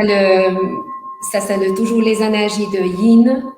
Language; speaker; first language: French; non-native, learner; Hungarian